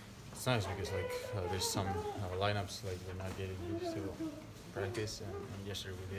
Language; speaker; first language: English; non-native, fluent; Spanish